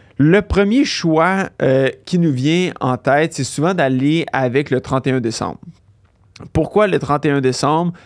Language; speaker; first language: French; native; French